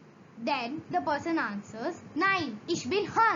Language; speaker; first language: German; non-native, learner; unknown